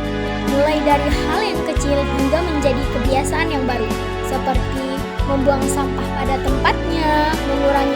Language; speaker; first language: Indonesian; native; Indonesian